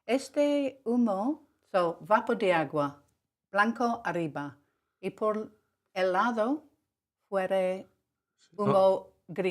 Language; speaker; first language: Spanish; non-native, learner; English